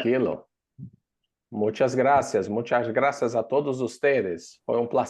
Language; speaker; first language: Spanish; non-native, fluent; Portuguese